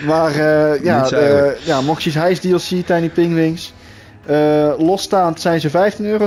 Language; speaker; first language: Dutch; native; Dutch